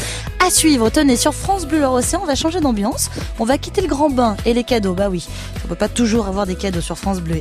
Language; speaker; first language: French; native; French